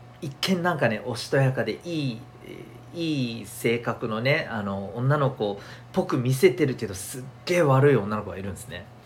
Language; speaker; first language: Japanese; native; Japanese